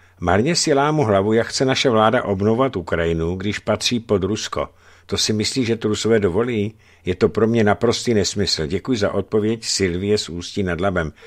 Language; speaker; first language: Czech; native; Czech